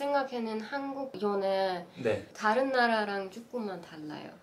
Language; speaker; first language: Korean; non-native, learner; Persian